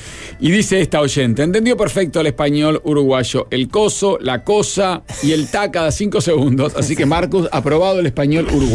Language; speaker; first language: Spanish; native; Spanish